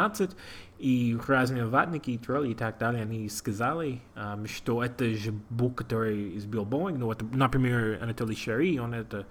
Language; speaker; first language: Russian; non-native, learner; English